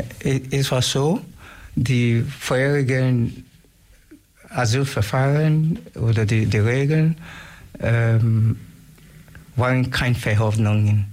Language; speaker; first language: German; non-native, learner; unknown